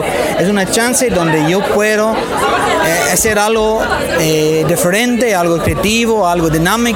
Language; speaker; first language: Spanish; non-native, fluent; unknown